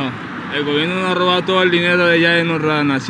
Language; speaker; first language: Spanish; native; Spanish